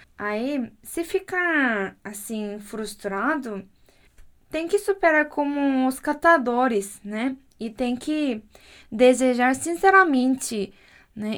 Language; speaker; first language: Portuguese; non-native, fluent; Korean